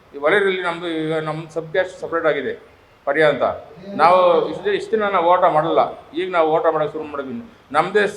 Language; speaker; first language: Kannada; non-native, local second language; Tamil